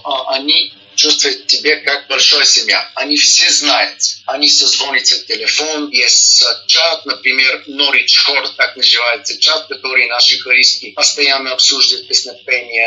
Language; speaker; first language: Russian; non-native, learner; Bulgarian